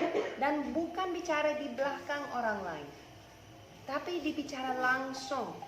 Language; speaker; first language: Indonesian; non-native, fluent; English